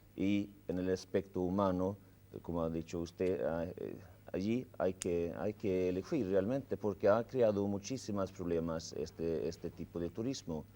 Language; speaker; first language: Spanish; non-native, fluent; Swedish